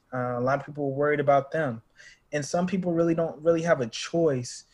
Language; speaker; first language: English; native; English